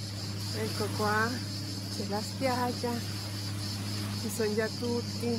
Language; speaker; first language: Italian; non-native, fluent; Spanish